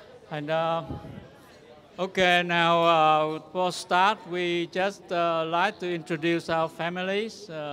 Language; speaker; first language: English; non-native, fluent; Vietnamese